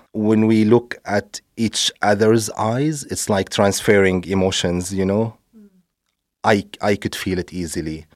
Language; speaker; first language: English; non-native, fluent; Arabic